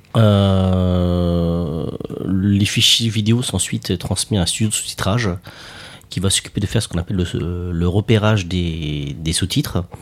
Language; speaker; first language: French; native; French